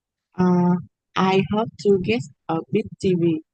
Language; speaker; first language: English; non-native, learner; Vietnamese